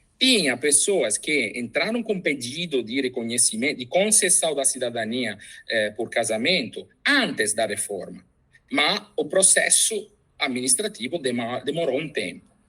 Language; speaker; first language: Portuguese; non-native, fluent; Italian